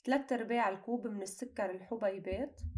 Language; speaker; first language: Arabic; native; Arabic